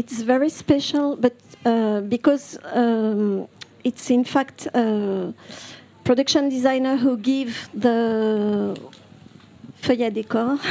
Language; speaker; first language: English; non-native, fluent; French